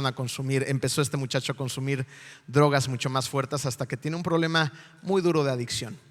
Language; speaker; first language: Spanish; native; Spanish